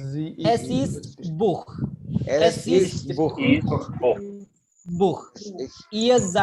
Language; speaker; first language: German; non-native, learner; Malayalam